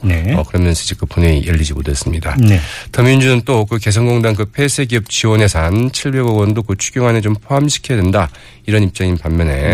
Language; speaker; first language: Korean; native; Korean